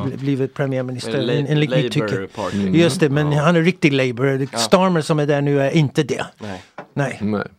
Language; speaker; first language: Swedish; early bilingual, other home language; English